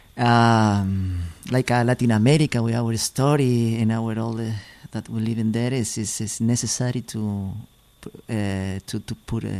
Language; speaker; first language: English; non-native, learner; Spanish